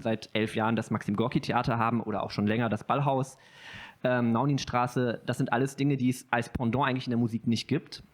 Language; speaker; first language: German; native; German